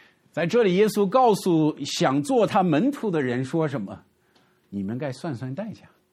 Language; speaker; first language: Chinese; non-native, fluent; English